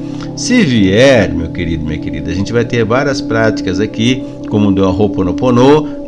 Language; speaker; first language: Portuguese; native; Portuguese